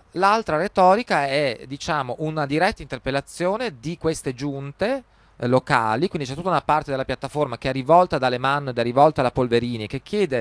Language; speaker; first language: Italian; native; Italian